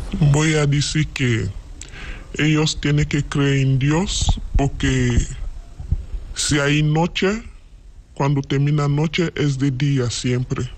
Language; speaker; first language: Spanish; non-native, learner; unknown